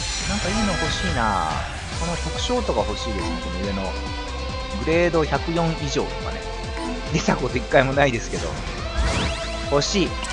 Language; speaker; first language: Japanese; native; Japanese